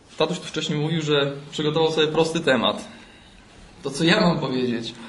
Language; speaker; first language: Polish; native; Polish